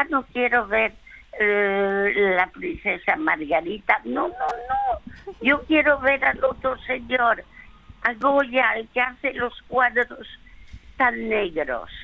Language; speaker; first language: Spanish; early bilingual, other home language; French